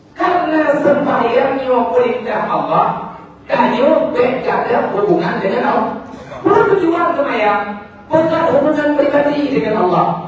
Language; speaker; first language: Malay; non-native, local second language; Achinese